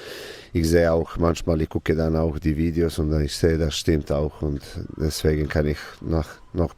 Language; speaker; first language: German; non-native, learner; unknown